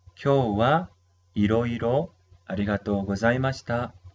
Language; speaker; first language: Japanese; non-native, learner; Spanish